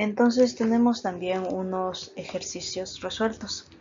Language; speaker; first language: Spanish; native; Spanish